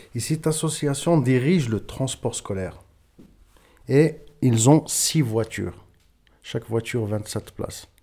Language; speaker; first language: French; non-native, local second language; Tachelhit